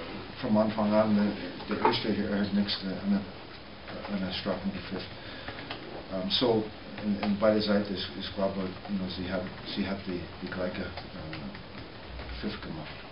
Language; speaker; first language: German; non-native, learner; English